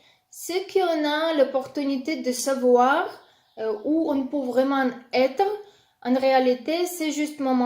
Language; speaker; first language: French; non-native, learner; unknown